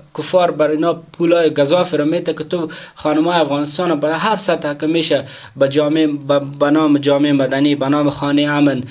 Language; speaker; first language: Persian; native; Persian